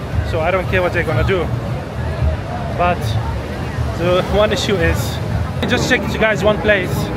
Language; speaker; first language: English; non-native, fluent; Arabic